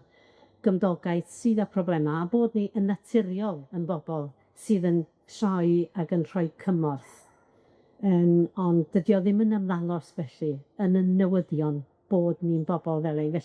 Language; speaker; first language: Welsh; native; Welsh